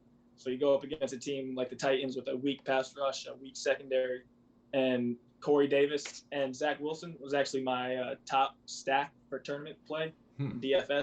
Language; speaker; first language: English; native; English